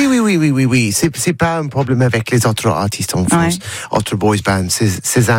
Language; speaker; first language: French; non-native, learner; English